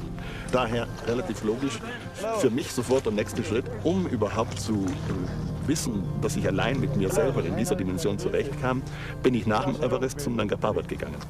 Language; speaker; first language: German; native; German